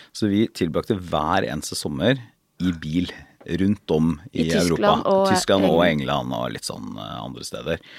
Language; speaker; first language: Norwegian; native; Norwegian